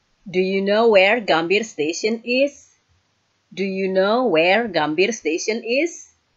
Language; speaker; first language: English; non-native, fluent; Indonesian